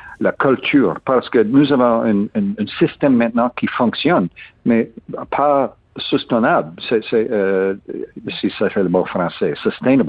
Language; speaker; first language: French; non-native, learner; English